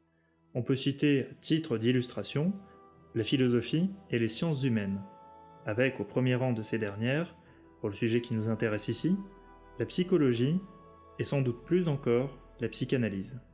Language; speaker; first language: French; native; French